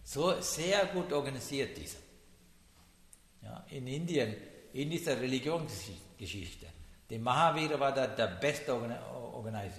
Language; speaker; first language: German; non-native, learner; Sinhala